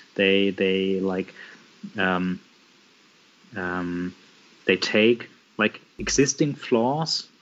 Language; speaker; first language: English; non-native, fluent; German